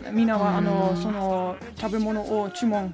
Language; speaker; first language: Japanese; non-native, learner; German